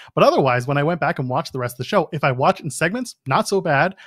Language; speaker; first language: English; native; English